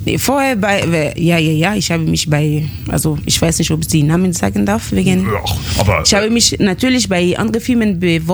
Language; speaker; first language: German; non-native, fluent; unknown